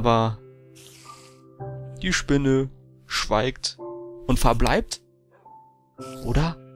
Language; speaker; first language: German; native; German